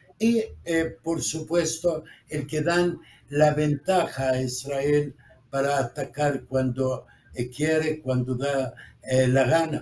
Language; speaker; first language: Spanish; non-native, fluent; Arabic